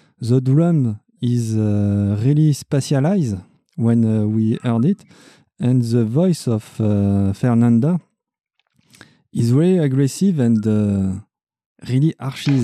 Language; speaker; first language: English; non-native, learner; French